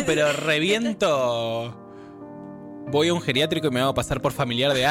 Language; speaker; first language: Spanish; native; Spanish